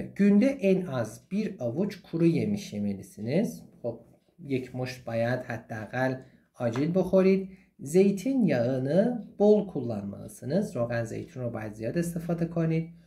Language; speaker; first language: Turkish; non-native, fluent; Persian